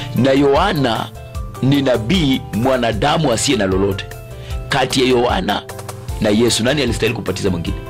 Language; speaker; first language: Swahili; non-native, local second language; Luyia